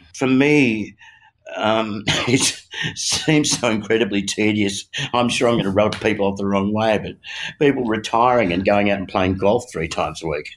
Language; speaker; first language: English; native; English